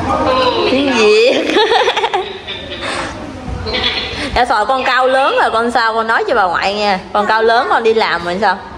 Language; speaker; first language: Vietnamese; native; Vietnamese